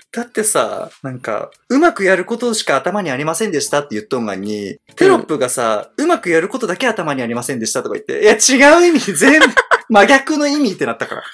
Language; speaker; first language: Japanese; native; Japanese